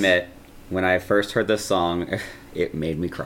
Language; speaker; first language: English; native; English